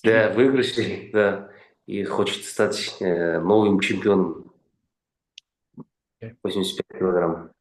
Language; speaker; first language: Russian; non-native, local second language; Kazakh